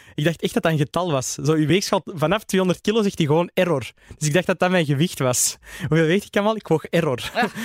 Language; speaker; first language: Dutch; early bilingual, other home language; Arabic